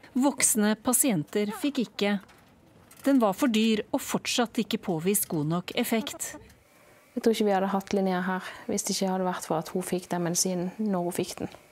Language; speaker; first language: Norwegian; native; Norwegian